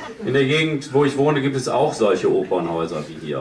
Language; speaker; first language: German; native; German